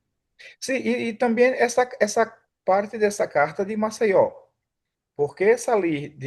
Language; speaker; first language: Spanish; non-native, fluent; Portuguese